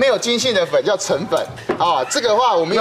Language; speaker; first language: Chinese; native; Chinese